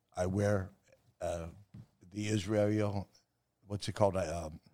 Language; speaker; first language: English; native; English